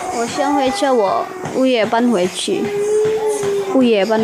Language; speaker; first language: Chinese; non-native, learner; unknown